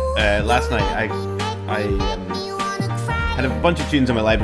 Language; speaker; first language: English; native; English